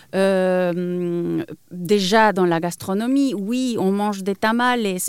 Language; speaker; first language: French; non-native, fluent; Spanish